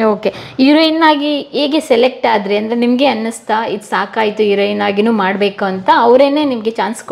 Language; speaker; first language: Kannada; native; Kannada